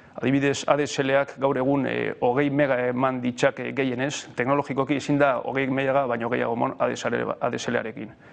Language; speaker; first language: Basque; native; Basque